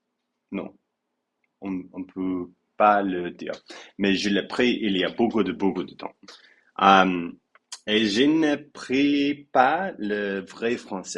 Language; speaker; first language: French; non-native, learner; English